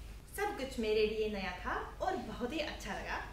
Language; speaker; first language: Hindi; non-native, fluent; Japanese